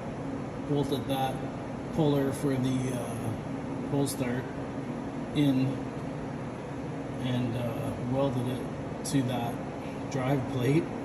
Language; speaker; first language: English; native; English